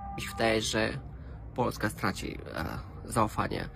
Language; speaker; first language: Polish; non-native, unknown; Romanian